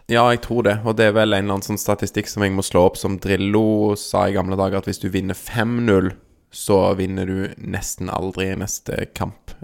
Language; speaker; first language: Norwegian; native; Norwegian